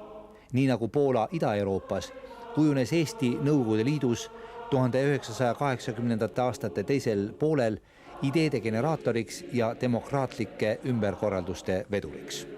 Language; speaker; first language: Estonian; native; Estonian